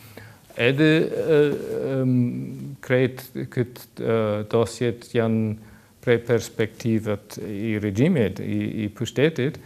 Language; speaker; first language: Albanian; non-native, learner; German